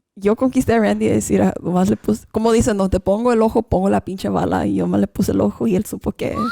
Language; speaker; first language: Spanish; early bilingual, other home language; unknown